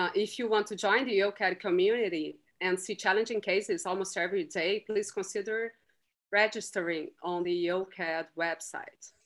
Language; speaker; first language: English; non-native, fluent; Portuguese